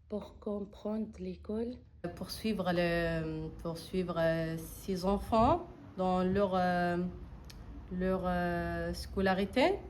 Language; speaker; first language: French; non-native, fluent; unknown